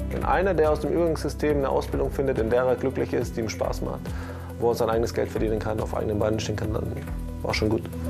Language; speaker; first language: German; native; German